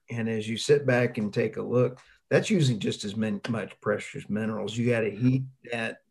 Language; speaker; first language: English; native; English